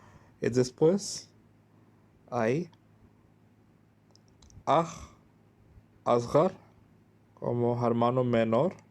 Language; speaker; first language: Spanish; non-native, learner; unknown